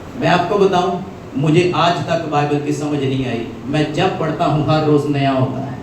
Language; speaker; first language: Urdu; non-native, local second language; Punjabi